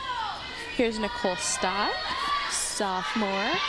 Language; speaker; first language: English; native; English